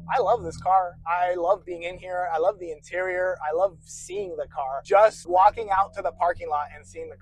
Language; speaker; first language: English; native; English